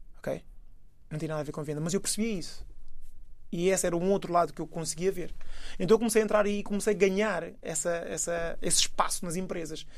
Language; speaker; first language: Portuguese; early bilingual, other home language; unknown